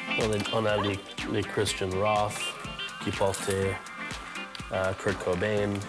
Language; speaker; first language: French; non-native, local second language; English